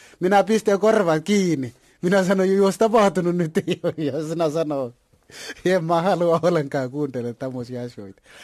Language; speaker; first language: Finnish; non-native, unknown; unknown